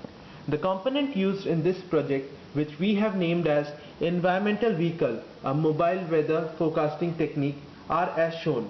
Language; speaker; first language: English; non-native, local second language; Bangla